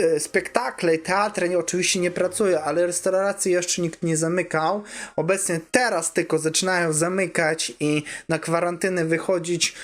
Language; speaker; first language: Polish; non-native, fluent; Russian